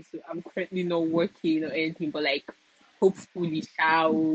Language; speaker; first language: English; non-native, local second language; Igbo